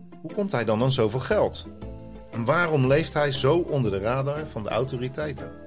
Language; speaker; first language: Dutch; native; Dutch